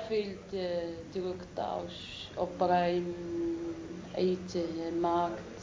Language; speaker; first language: Dutch; non-native, learner; Arabic